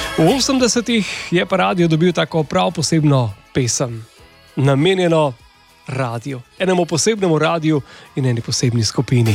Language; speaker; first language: Slovenian; native; Slovenian